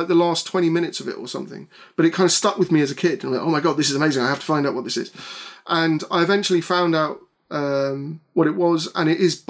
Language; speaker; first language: English; native; English